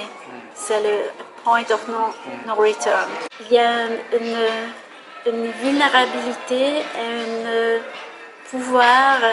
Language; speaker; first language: French; non-native, fluent; Hungarian